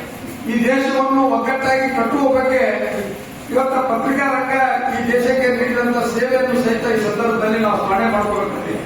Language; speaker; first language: Kannada; native; Kannada